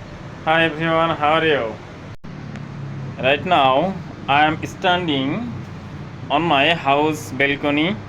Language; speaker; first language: English; non-native, learner; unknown